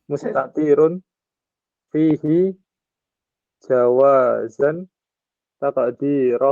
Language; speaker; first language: Arabic; non-native, learner; Indonesian